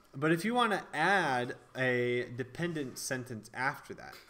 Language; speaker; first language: English; native; English